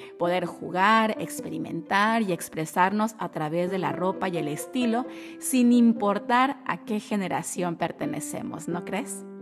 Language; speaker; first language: Spanish; native; Spanish